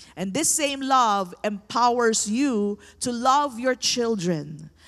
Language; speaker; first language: English; non-native, local second language; Filipino